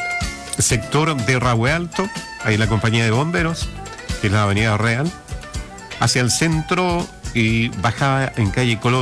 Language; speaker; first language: Spanish; native; Spanish